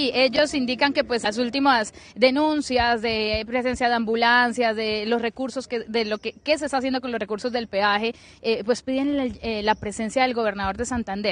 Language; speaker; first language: Spanish; native; Spanish